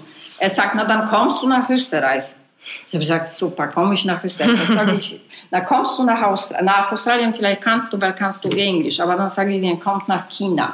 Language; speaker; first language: German; non-native, fluent; Polish